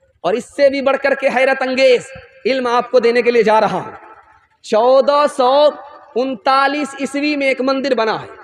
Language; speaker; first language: Urdu; non-native, local second language; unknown